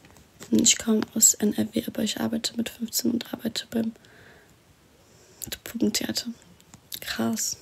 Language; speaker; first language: German; early bilingual, other home language; Arabic